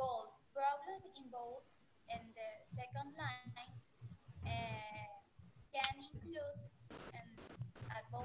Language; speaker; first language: English; non-native, learner; Spanish